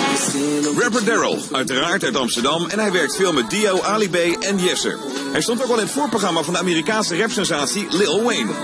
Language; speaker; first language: Dutch; native; Dutch